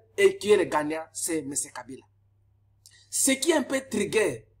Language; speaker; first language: French; non-native, local second language; Lingala